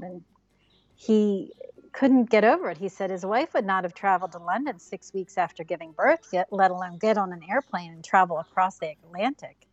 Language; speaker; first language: English; native; English